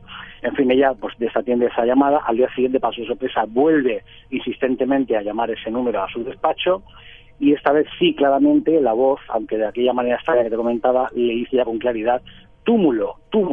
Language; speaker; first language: Spanish; native; Spanish